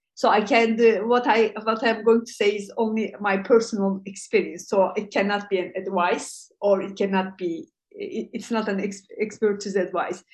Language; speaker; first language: English; non-native, fluent; Turkish